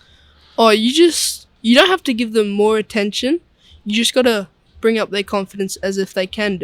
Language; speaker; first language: English; native; English